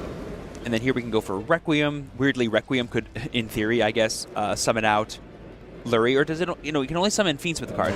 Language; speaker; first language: English; native; English